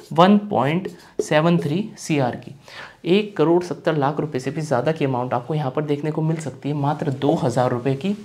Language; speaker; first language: Hindi; native; Hindi